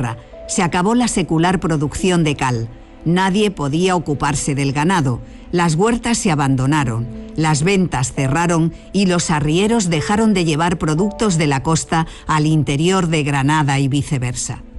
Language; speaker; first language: Spanish; native; Spanish